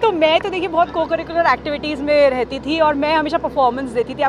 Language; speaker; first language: Hindi; native; Hindi